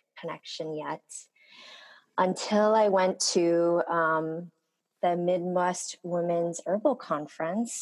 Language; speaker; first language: English; early bilingual, other home language; Korean